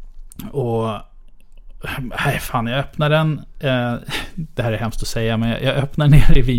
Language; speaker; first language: Swedish; native; Swedish